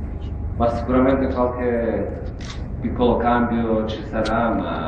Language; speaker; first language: Italian; non-native, fluent; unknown